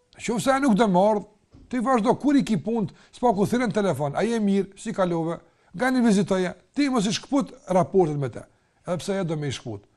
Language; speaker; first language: Albanian; native; Albanian